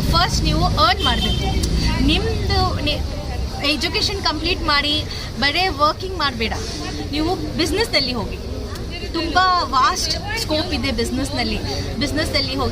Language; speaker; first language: Kannada; non-native, local second language; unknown